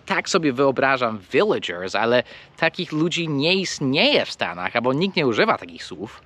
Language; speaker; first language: Polish; non-native, fluent; English